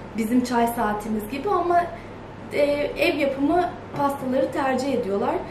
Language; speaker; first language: Turkish; early bilingual, heritage; Turkish